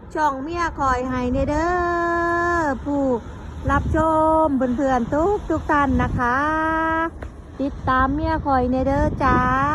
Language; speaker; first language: Thai; native; Thai